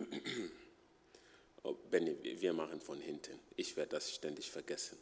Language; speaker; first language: German; non-native, fluent; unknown